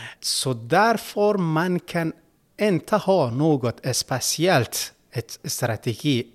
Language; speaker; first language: Swedish; non-native, learner; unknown